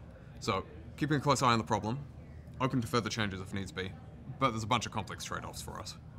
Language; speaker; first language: English; native; English